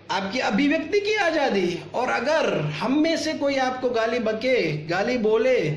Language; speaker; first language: Hindi; non-native, local second language; Gujarati